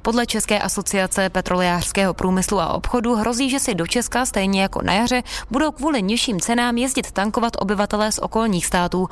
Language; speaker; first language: Czech; native; Czech